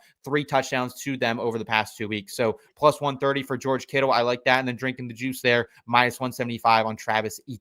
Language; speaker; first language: English; native; English